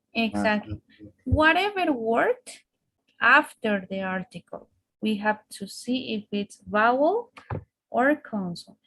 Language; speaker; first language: English; non-native, fluent; Spanish